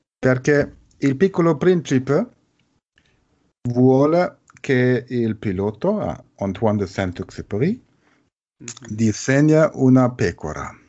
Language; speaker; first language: Italian; non-native, learner; German